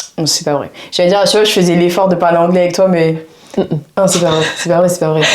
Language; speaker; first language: French; native; French